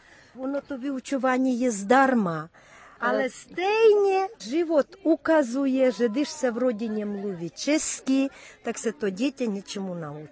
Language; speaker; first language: Czech; early bilingual, heritage; Czech